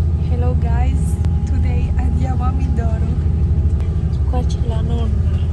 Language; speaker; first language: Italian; early bilingual, other home language; Filipino